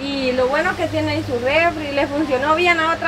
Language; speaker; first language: Spanish; native; Spanish